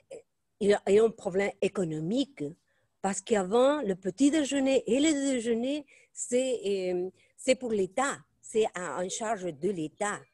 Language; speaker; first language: French; non-native, fluent; Spanish